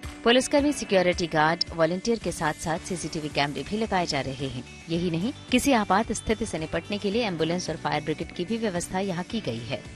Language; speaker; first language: Hindi; native; Hindi